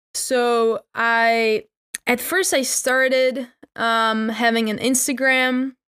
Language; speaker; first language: English; non-native, fluent; Czech